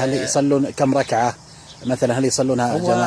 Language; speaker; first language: Arabic; native; Arabic